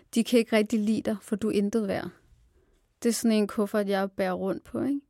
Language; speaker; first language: Danish; early bilingual, other home language; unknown